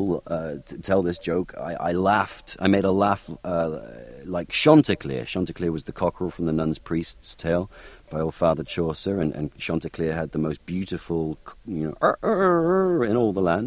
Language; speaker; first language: English; native; English